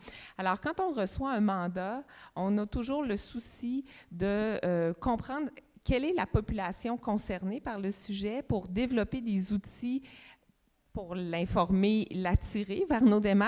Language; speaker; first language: French; native; French